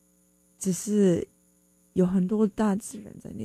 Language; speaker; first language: Chinese; non-native, fluent; English